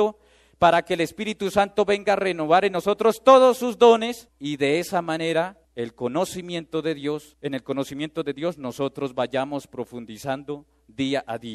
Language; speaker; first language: Spanish; native; Spanish